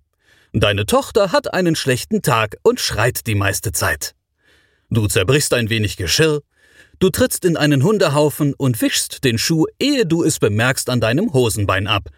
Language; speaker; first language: German; native; German